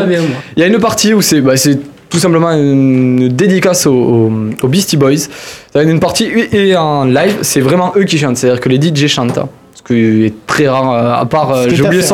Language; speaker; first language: French; native; French